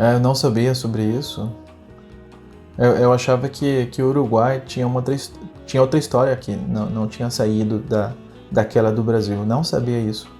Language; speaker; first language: Portuguese; non-native, fluent; Spanish